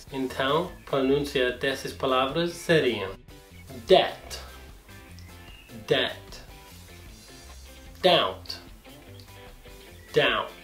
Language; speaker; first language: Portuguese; non-native, fluent; English